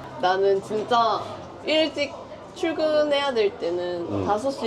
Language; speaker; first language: Korean; non-native, fluent; Japanese